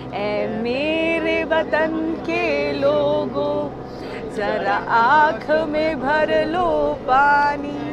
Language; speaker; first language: Hindi; native; Hindi